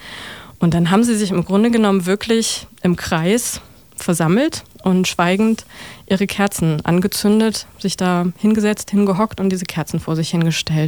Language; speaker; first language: German; native; German